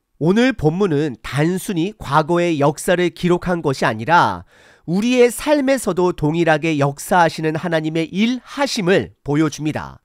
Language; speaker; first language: Korean; native; Korean